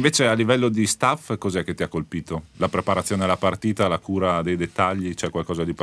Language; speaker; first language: Italian; native; Italian